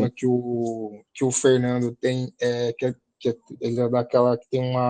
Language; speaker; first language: Portuguese; native; Portuguese